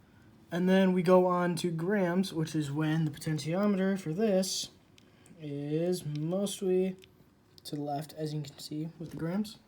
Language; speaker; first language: English; native; English